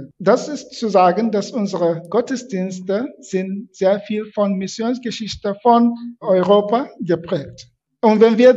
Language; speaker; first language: German; non-native, fluent; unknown